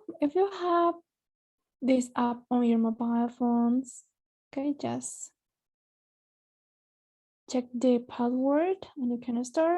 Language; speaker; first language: English; non-native, fluent; Spanish